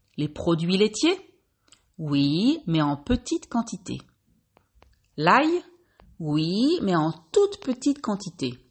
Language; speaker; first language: French; native; French